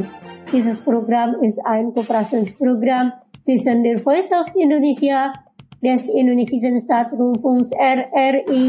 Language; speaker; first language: German; non-native, learner; Indonesian